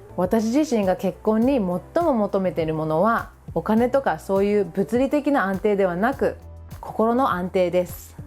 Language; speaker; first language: Japanese; early bilingual, other home language; English